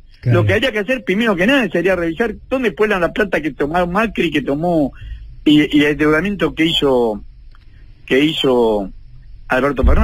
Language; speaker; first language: Spanish; native; Spanish